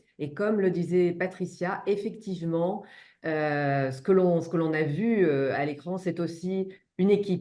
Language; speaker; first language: French; native; French